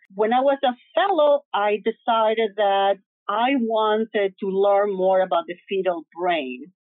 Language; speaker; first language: English; early bilingual, other home language; Spanish